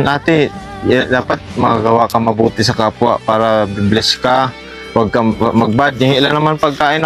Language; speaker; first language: Filipino; non-native, learner; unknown